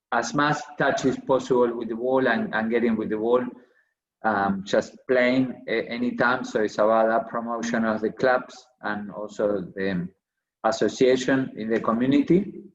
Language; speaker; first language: English; non-native, fluent; Spanish